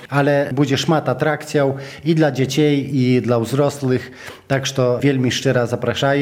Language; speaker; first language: Polish; non-native, local second language; Belarusian